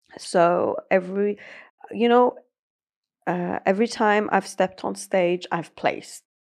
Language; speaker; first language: English; early bilingual, other home language; Persian